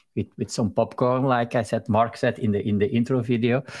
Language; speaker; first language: English; non-native, fluent; Dutch